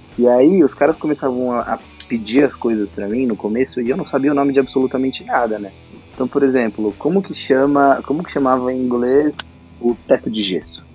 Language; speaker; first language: Portuguese; native; Portuguese